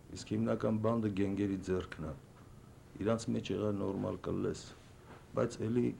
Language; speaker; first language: Armenian; native; Armenian